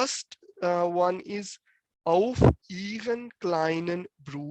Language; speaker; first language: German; non-native, fluent; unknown